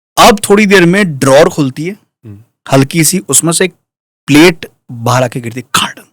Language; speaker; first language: Hindi; native; Hindi